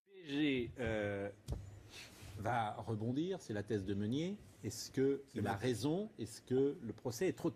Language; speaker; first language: French; native; French